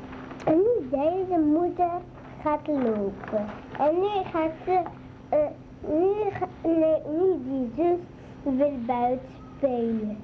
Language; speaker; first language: Dutch; early bilingual, other home language; Arabic